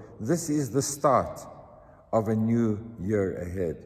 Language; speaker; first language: English; native; English